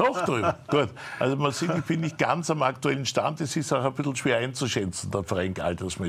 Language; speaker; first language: German; native; German